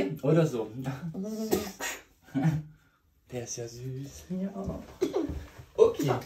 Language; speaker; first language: German; native; German